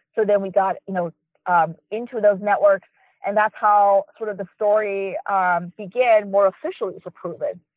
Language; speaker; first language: English; early bilingual, other home language; Chinese